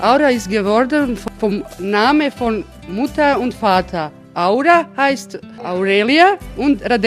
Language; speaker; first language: German; non-native, learner; Croatian